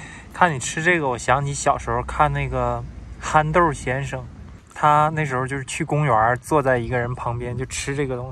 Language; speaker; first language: Chinese; native; Chinese